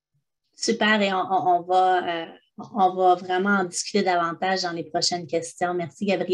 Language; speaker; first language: French; native; French